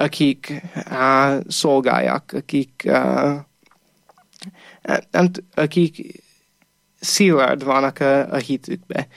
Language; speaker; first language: Hungarian; non-native, fluent; English